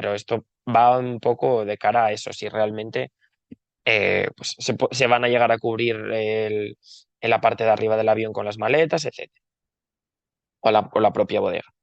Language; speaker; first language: Spanish; native; Spanish